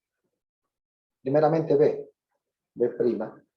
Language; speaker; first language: Spanish; native; Spanish